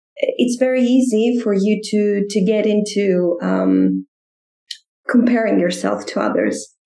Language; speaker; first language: English; non-native, fluent; Greek